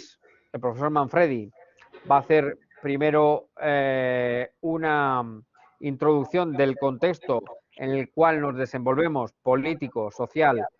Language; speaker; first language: Spanish; native; Spanish